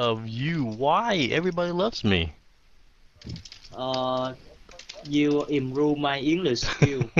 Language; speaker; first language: English; non-native, learner; Vietnamese